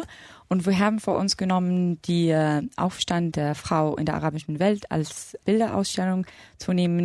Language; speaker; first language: German; non-native, fluent; Arabic